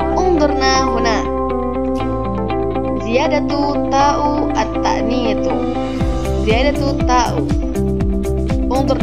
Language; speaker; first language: Arabic; non-native, learner; Indonesian